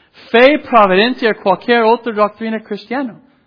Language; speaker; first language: Spanish; non-native, fluent; English